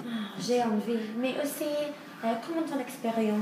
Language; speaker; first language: French; non-native, learner; English